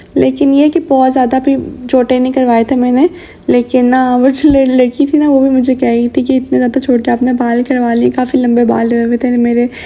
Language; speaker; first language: Urdu; native; Urdu